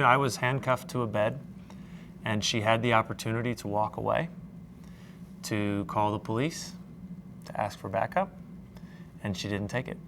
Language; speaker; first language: English; native; English